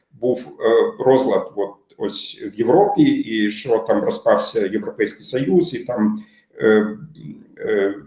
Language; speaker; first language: Ukrainian; non-native, fluent; German